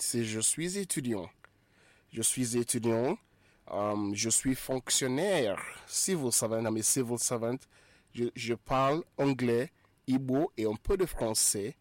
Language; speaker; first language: French; non-native, fluent; Igbo